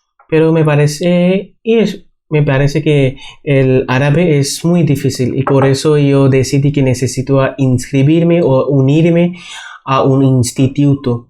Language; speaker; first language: Spanish; non-native, fluent; Bangla